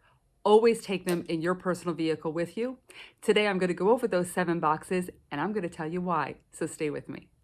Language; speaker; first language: English; native; English